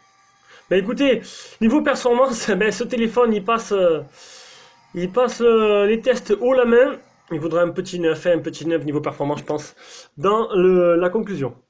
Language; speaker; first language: French; native; French